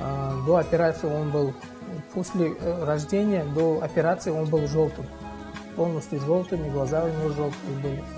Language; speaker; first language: Russian; non-native, fluent; Uzbek